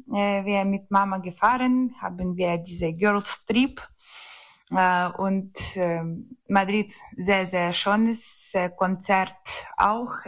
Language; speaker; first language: German; non-native, learner; Ukrainian